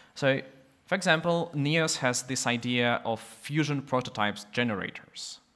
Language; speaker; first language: English; non-native, fluent; Russian